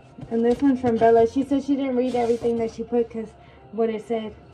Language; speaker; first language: English; early bilingual, other home language; Spanish